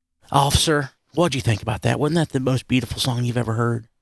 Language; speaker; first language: English; native; English